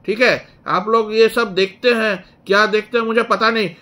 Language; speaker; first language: Hindi; non-native, local second language; Bangla